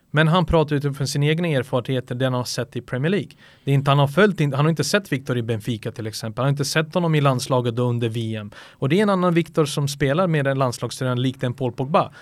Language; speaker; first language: Swedish; early bilingual, other home language; Serbian